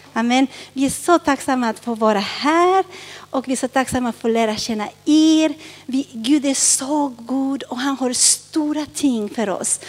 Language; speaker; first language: Swedish; early bilingual, other home language; Spanish